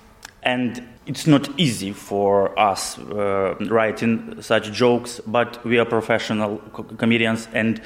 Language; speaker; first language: English; non-native, learner; Ukrainian